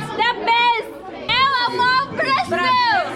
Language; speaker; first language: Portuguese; non-native, learner; Thai